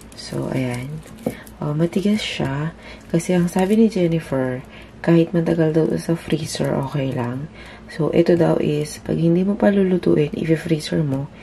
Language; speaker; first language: Filipino; native; Filipino